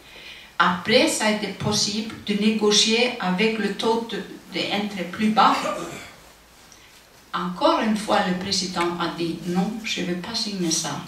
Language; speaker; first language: French; non-native, learner; Icelandic